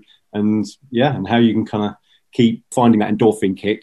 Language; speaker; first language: English; native; English